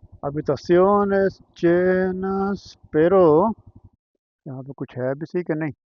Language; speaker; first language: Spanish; non-native, learner; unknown